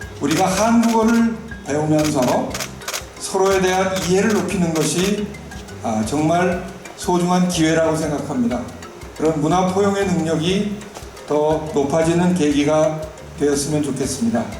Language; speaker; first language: Korean; non-native, learner; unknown